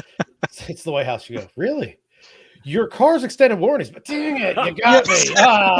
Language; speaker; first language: English; native; English